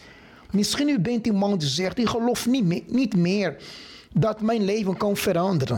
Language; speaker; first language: Dutch; non-native, fluent; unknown